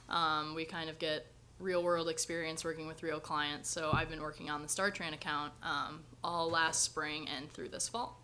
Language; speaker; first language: English; native; English